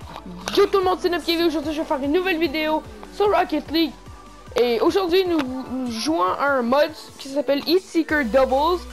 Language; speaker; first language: French; native; French